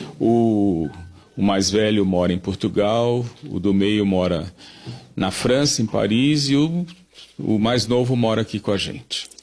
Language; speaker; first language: Portuguese; native; Portuguese